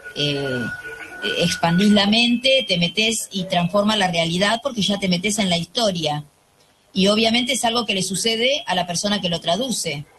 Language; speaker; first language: Spanish; native; Spanish